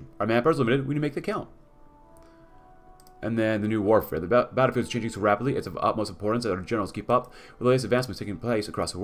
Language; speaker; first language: English; native; English